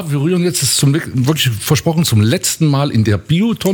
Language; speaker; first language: German; native; German